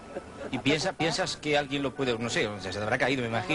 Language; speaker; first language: Spanish; native; Spanish